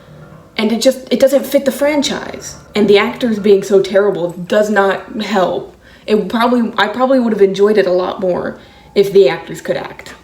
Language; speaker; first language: English; native; English